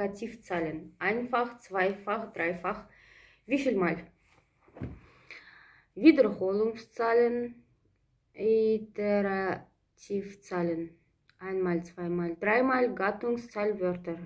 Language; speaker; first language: German; non-native, fluent; Russian